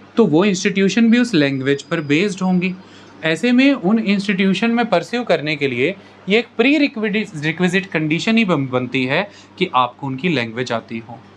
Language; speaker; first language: Hindi; non-native, local second language; Punjabi